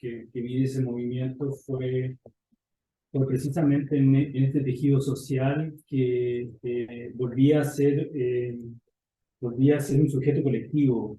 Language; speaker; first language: Spanish; native; Spanish